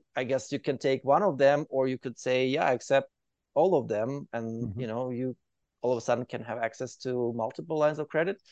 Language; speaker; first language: English; non-native, fluent; Ukrainian